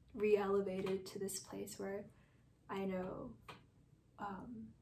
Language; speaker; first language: English; native; English